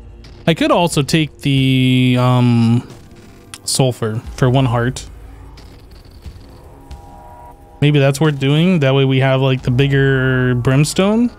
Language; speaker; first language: English; native; English